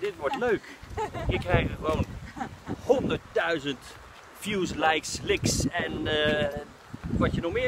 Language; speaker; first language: Dutch; native; Dutch